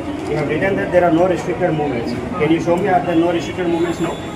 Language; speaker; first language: English; non-native, local second language; Telugu